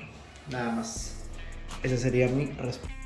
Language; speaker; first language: Spanish; native; Spanish